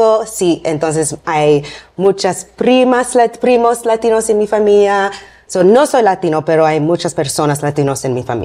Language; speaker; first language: Spanish; non-native, learner; English